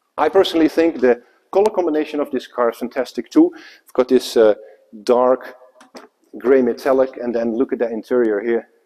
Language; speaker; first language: English; non-native, fluent; Dutch